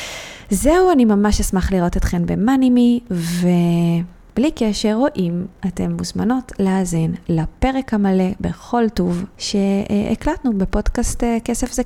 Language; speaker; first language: Hebrew; native; Hebrew